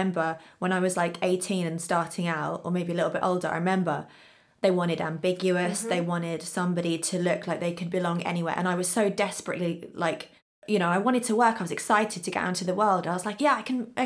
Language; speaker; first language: English; native; English